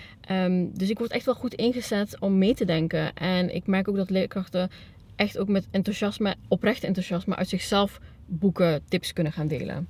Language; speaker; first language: Dutch; early bilingual, other home language; Spanish